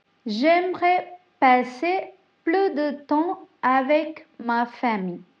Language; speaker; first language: French; non-native, fluent; Tamil